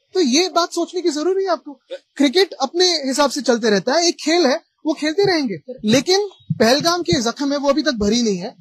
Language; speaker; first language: Hindi; non-native, local second language; Marathi